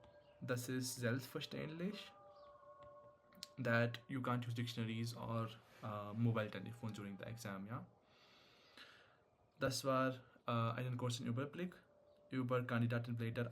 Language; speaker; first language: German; non-native, fluent; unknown